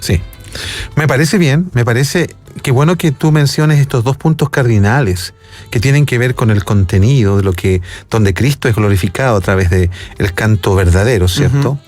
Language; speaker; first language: Spanish; native; Spanish